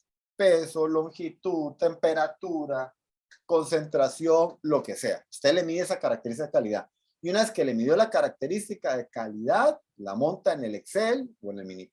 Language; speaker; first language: Spanish; native; Spanish